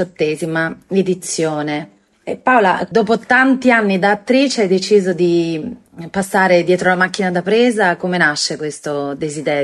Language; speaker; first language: Italian; native; Italian